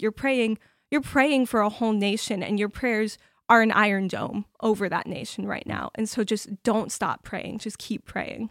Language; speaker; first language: English; early bilingual, other home language; Ukrainian